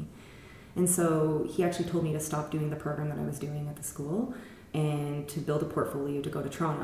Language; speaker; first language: English; native; English